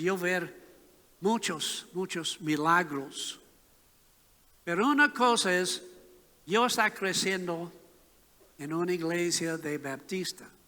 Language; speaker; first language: Spanish; non-native, learner; English